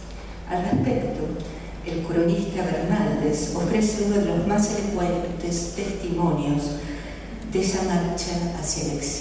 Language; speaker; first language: Spanish; native; Spanish